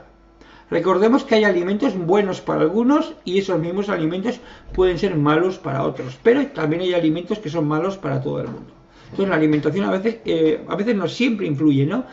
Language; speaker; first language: Spanish; native; Spanish